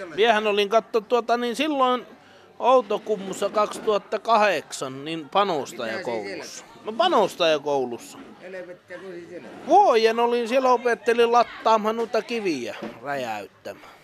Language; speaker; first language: Finnish; native; Finnish